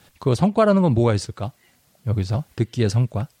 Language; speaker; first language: Korean; native; Korean